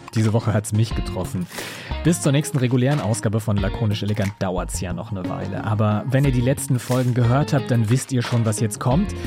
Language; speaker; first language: German; native; German